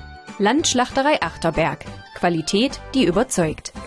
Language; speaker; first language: German; native; German